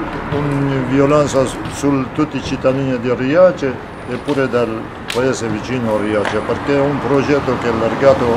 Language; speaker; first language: Italian; non-native, learner; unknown